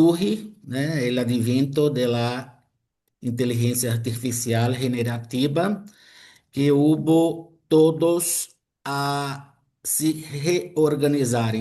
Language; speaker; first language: Spanish; non-native, fluent; Portuguese